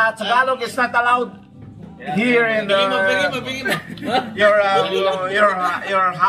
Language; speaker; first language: English; non-native, local second language; Filipino